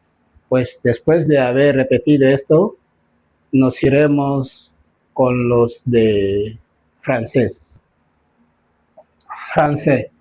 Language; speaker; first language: Spanish; non-native, fluent; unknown